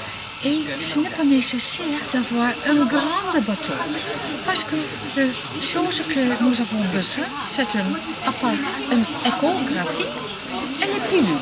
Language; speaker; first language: French; non-native, learner; Dutch